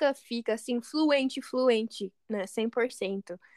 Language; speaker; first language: Portuguese; non-native, fluent; English